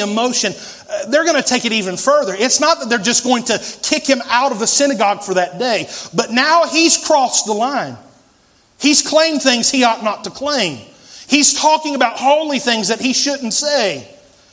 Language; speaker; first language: English; native; English